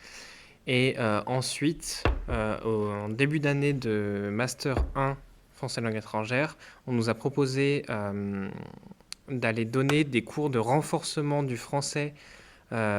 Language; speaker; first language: French; native; French